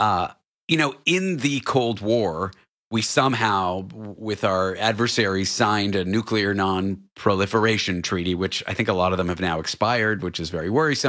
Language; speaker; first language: English; native; English